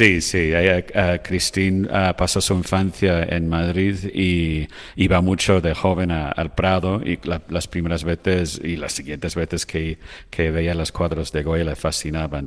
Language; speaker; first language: Spanish; non-native, fluent; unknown